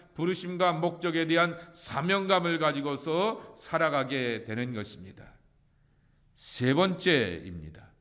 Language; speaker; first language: Korean; native; Korean